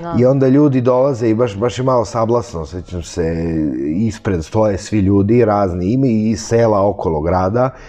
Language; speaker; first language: Serbian; early bilingual, heritage; Serbian